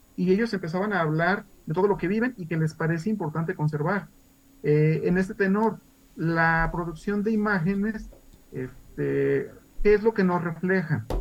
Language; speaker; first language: Spanish; native; Spanish